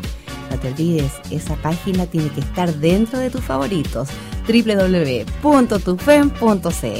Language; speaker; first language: Spanish; native; Spanish